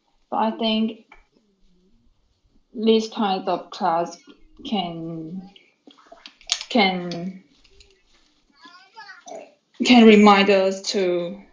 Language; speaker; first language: English; non-native, learner; Chinese